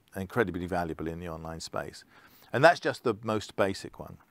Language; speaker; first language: English; native; English